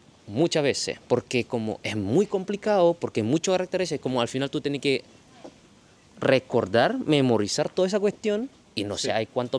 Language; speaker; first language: Spanish; non-native, learner; Indonesian